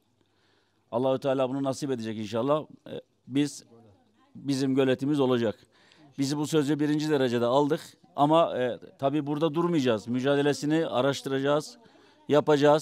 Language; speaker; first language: Turkish; native; Turkish